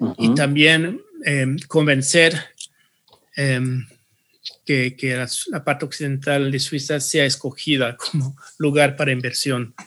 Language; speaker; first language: Spanish; early bilingual, heritage; Spanish